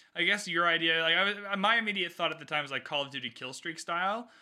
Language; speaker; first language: English; native; English